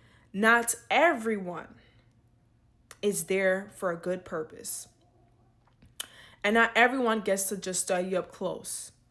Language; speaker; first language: English; native; English